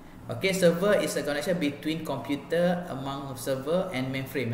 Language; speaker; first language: English; non-native, local second language; Malay